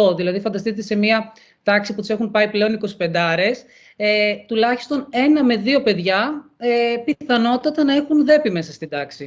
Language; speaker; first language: Greek; native; Greek